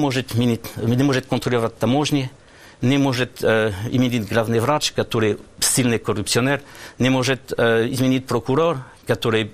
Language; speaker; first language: Russian; non-native, learner; French